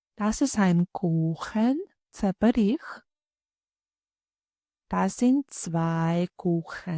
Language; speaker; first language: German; non-native, fluent; Ukrainian